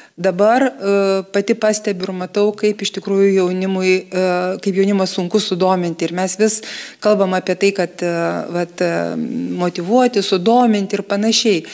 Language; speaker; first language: Lithuanian; native; Lithuanian